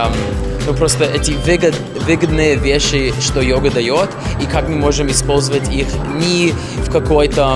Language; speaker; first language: Russian; non-native, fluent; English